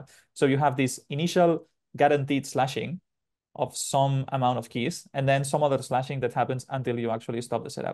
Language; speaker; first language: English; non-native, fluent; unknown